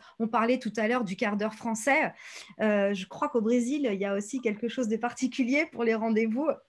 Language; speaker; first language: French; native; French